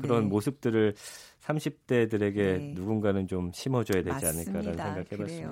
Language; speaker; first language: Korean; native; Korean